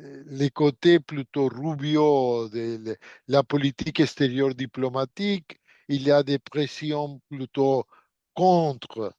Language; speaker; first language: French; non-native, fluent; Portuguese